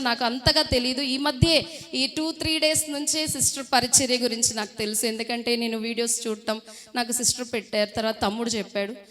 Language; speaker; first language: Telugu; non-native, fluent; Hindi